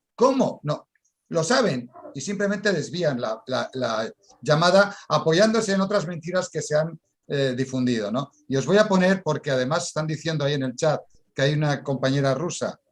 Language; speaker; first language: Spanish; native; Spanish